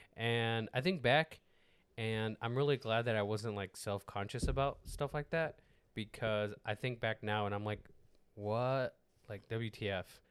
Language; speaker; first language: English; non-native, fluent; Spanish